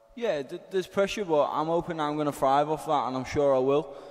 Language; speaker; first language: English; native; English